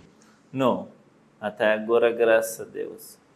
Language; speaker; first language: Portuguese; non-native, learner; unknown